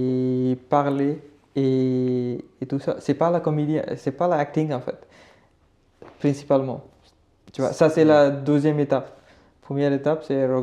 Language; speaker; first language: French; non-native, learner; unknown